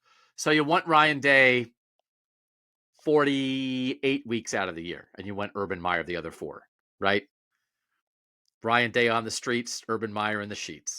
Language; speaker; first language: English; native; English